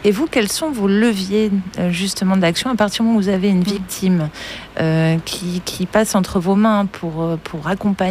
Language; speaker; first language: French; native; French